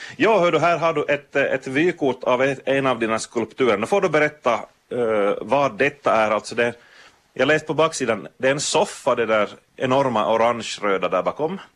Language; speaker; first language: Swedish; native; Swedish